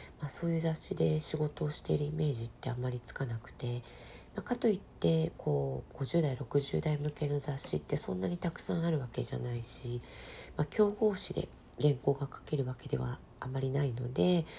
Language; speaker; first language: Japanese; native; Japanese